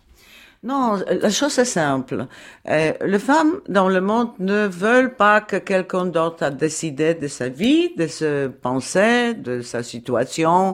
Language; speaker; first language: French; non-native, learner; Polish